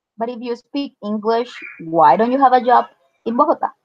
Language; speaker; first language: English; non-native, fluent; Spanish